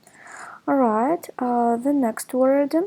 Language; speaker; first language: English; non-native, fluent; Russian